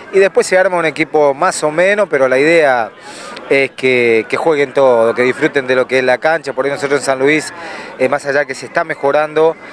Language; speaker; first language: Spanish; native; Spanish